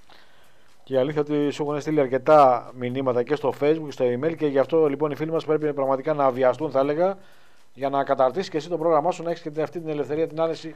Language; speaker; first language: Greek; native; Greek